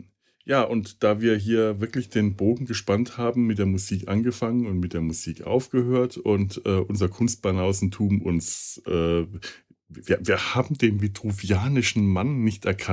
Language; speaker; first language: German; native; German